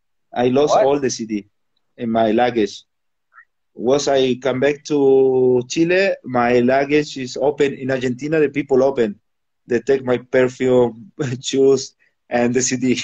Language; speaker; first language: English; non-native, learner; Spanish